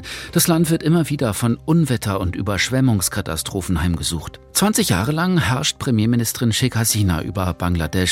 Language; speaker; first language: German; native; German